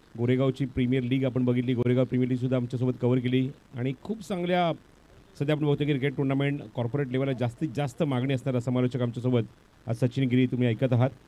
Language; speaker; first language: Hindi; non-native, local second language; Marathi